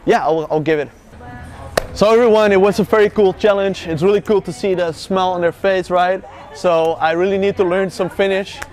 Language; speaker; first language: English; non-native, fluent; Dutch